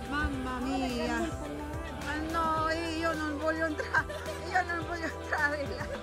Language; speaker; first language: Italian; non-native, fluent; Filipino